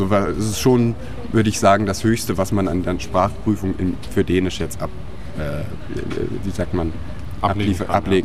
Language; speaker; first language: German; native; German